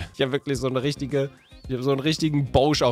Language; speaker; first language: German; native; German